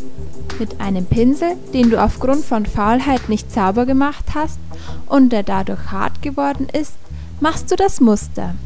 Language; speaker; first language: German; native; German